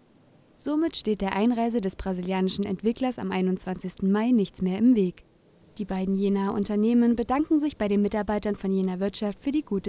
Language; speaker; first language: German; native; German